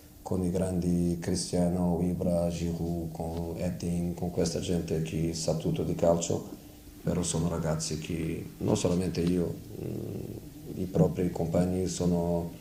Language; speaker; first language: Italian; non-native, fluent; Portuguese